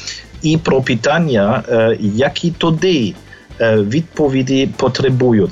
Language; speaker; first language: Ukrainian; non-native, fluent; German